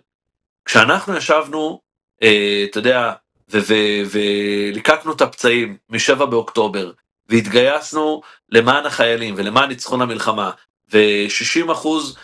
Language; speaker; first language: Hebrew; native; Hebrew